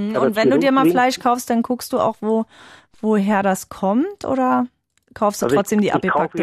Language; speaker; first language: German; native; German